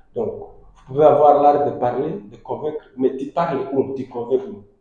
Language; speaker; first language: French; non-native, local second language; Swahili